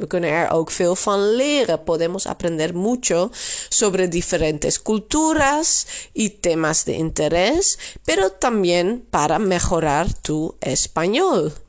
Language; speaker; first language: Spanish; non-native, fluent; Dutch